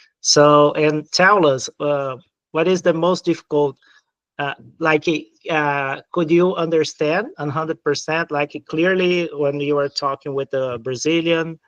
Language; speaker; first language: English; non-native, fluent; Portuguese